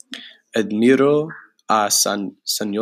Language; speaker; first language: Spanish; non-native, learner; English